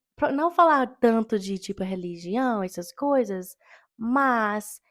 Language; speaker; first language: Portuguese; non-native, fluent; English